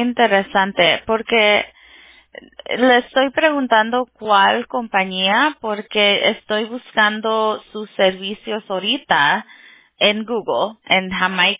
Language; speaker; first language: Spanish; early bilingual, heritage; Spanish